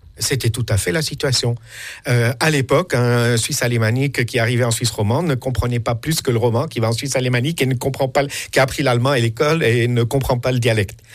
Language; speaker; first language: French; native; French